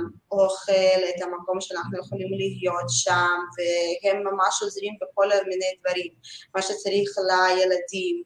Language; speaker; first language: Hebrew; non-native, learner; Russian